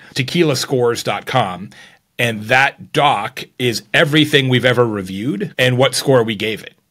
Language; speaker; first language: English; native; English